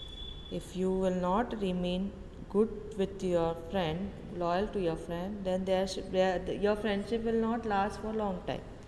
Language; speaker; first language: English; non-native, local second language; Hindi